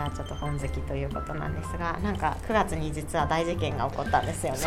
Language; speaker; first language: Japanese; native; Japanese